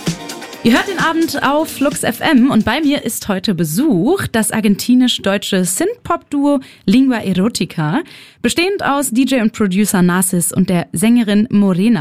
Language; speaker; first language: German; native; German